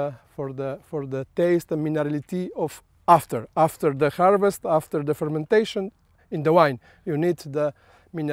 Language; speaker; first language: English; non-native, learner; Slovenian